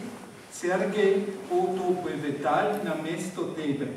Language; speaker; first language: Slovenian; non-native, learner; German